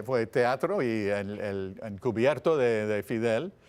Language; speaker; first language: Spanish; non-native, fluent; English